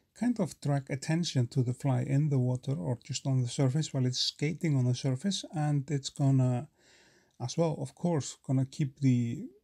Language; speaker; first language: English; non-native, fluent; Icelandic